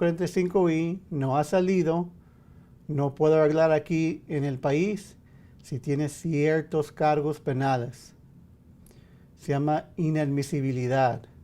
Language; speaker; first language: Spanish; early bilingual, heritage; English